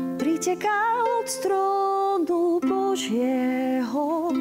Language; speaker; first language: Portuguese; non-native, fluent; Slovak